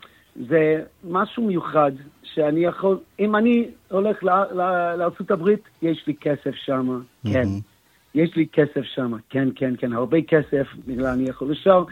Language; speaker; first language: Hebrew; non-native, learner; English